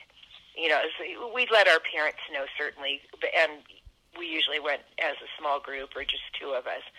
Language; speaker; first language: English; native; English